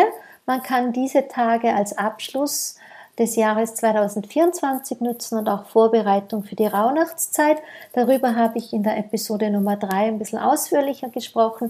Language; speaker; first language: German; native; German